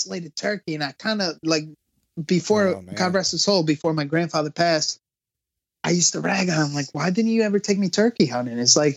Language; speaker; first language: English; native; English